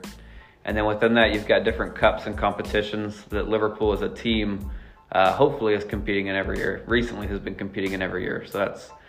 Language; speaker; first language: English; native; English